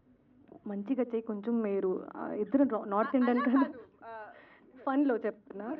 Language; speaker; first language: Telugu; non-native, fluent; Hindi